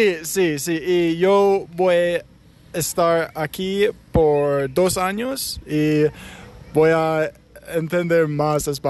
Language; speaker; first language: Spanish; non-native, learner; English